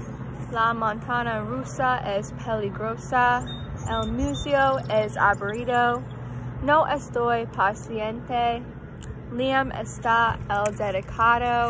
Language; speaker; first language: Spanish; non-native, learner; English